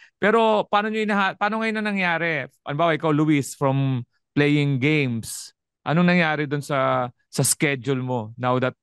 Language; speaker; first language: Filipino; native; Filipino